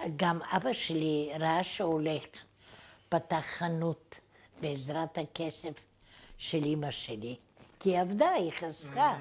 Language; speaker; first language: Hebrew; non-native, fluent; Bulgarian